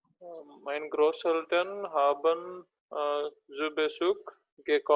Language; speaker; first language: German; non-native, learner; Telugu